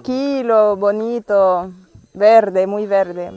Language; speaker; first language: Spanish; non-native, fluent; French